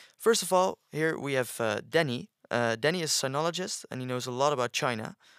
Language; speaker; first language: English; non-native, fluent; Dutch